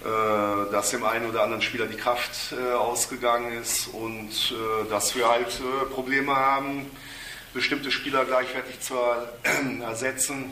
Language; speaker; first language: German; native; German